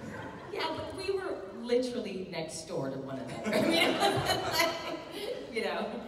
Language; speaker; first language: English; native; English